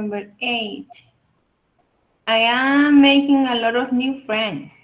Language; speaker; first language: English; non-native, learner; Spanish